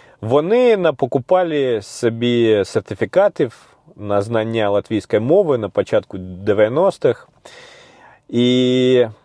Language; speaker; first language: Ukrainian; non-native, learner; Russian